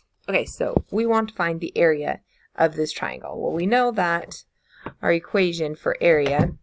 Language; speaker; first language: English; native; English